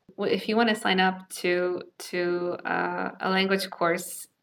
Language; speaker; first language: English; native; English